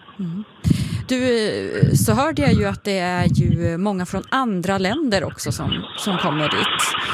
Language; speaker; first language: Swedish; native; Swedish